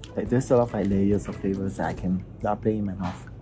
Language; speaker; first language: English; non-native, local second language; Pampanga